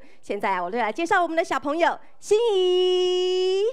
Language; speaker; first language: Chinese; native; Chinese